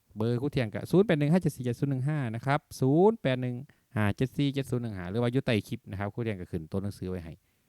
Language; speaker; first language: Thai; non-native, local second language; Northeastern Thai